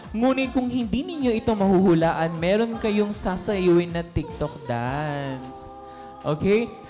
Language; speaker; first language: Filipino; native; Filipino